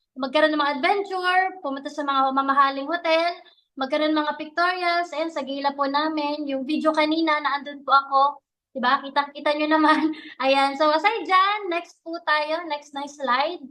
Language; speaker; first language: Filipino; non-native, local second language; Bikol